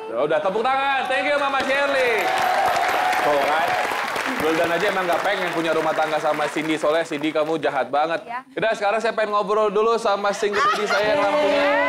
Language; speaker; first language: Indonesian; native; Indonesian